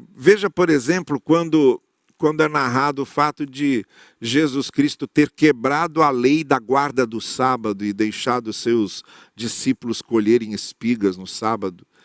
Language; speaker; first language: Portuguese; native; Portuguese